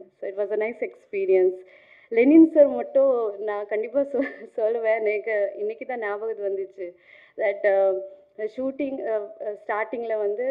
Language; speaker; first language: Tamil; non-native, fluent; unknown